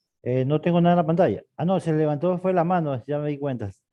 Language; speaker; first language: Spanish; native; Spanish